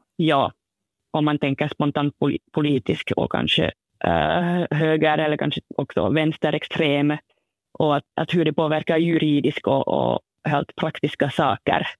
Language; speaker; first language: Swedish; non-native, fluent; French